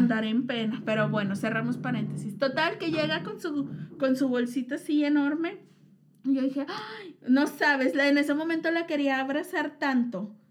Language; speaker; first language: Spanish; native; Spanish